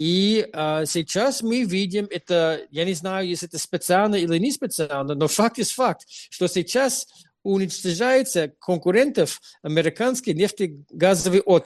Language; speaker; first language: Russian; non-native, fluent; English